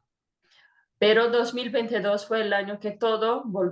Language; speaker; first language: Spanish; non-native, fluent; Portuguese